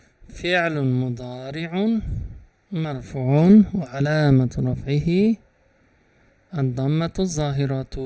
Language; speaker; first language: Arabic; non-native, fluent; Uzbek